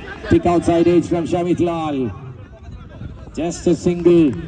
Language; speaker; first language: English; non-native, local second language; Malayalam